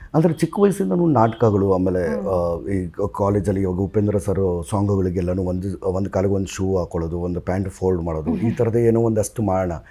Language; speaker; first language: Kannada; native; Kannada